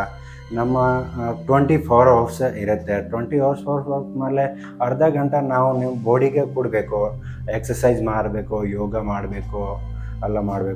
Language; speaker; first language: Kannada; non-native, local second language; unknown